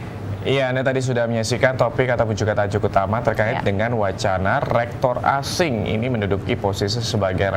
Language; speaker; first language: Indonesian; native; Indonesian